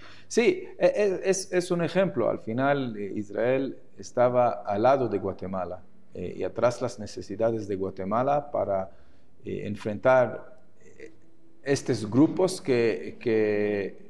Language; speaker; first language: Spanish; non-native, fluent; Hebrew